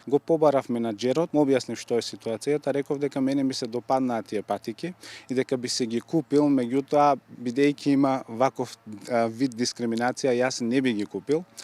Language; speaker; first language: Macedonian; non-native, local second language; Turkish